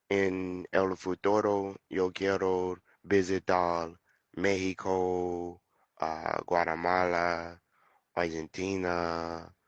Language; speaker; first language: Spanish; non-native, learner; English